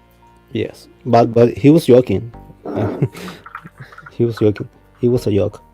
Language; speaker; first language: English; non-native, fluent; Spanish